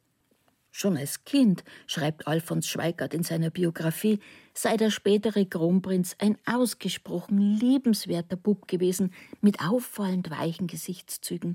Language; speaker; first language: German; native; German